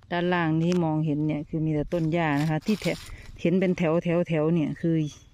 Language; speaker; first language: Thai; non-native, local second language; Lao